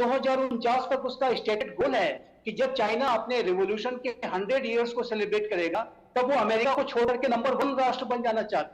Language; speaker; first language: Hindi; native; Hindi